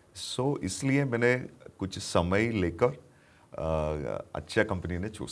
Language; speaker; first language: Hindi; non-native, local second language; Malayalam